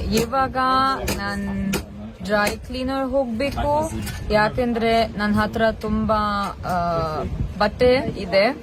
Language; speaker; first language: Kannada; non-native, learner; English